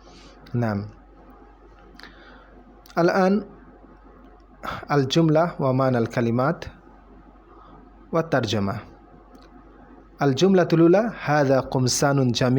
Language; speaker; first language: Arabic; non-native, fluent; Bangla